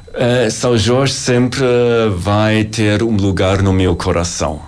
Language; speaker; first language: Portuguese; non-native, learner; German